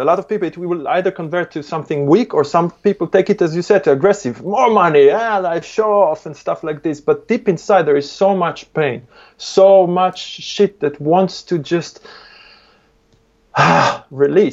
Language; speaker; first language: English; non-native, fluent; Hebrew